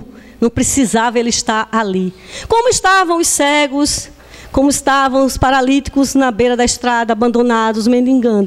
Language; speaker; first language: Portuguese; native; Portuguese